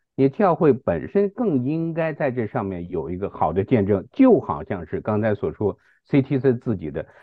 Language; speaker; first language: Chinese; native; Chinese